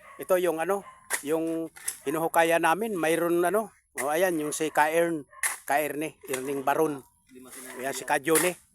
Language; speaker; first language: Filipino; non-native, local second language; Bikol